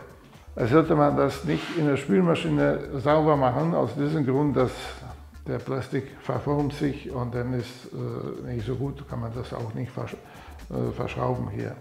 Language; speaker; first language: German; non-native, fluent; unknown